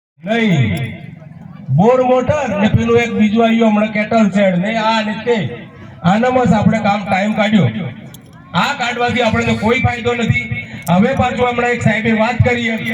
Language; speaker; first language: Gujarati; non-native, local second language; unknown